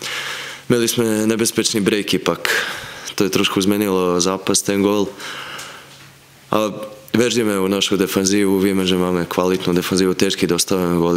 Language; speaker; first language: Czech; non-native, fluent; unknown